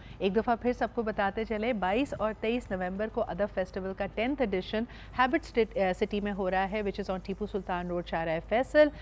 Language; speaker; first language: Urdu; native; Urdu